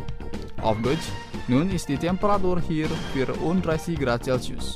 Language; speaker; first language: German; non-native, fluent; Indonesian